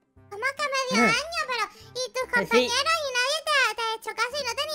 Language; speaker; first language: Spanish; native; Spanish